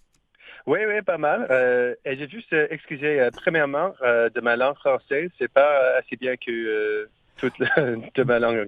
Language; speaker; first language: French; non-native, learner; English